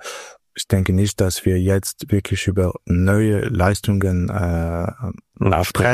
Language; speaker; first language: German; non-native, local second language; French